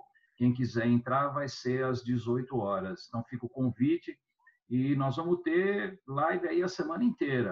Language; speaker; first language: Portuguese; native; Portuguese